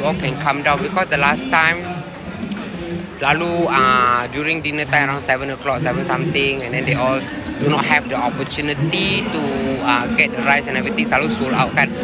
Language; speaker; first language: English; non-native, local second language; Malay